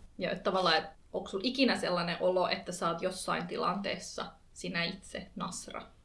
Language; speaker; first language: Finnish; early bilingual, other home language; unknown